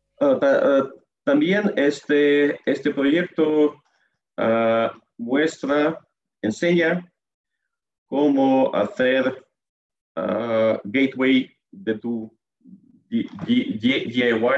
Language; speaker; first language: Spanish; non-native, learner; Russian